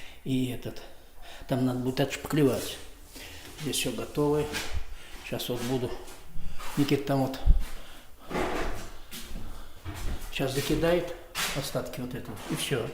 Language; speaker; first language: Russian; native; Russian